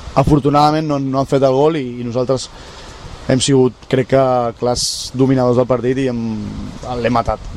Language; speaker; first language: Catalan; non-native, local second language; Spanish